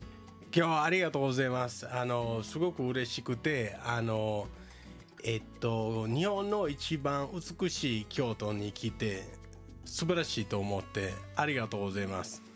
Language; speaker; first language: Japanese; non-native, fluent; Italian